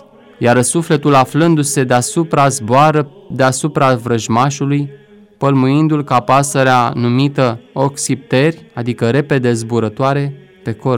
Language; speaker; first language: Romanian; native; Romanian